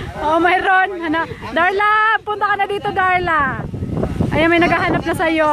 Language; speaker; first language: Filipino; non-native, local second language; Bikol